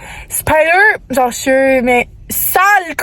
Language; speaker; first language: French; native; French